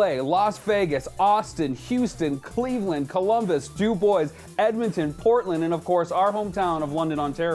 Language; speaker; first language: English; native; English